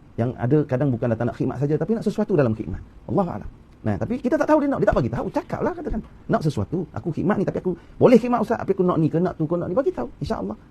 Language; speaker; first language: Malay; native; Malay